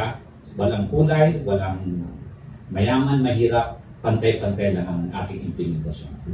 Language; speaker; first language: Filipino; native; Filipino